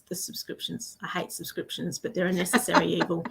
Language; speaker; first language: English; native; English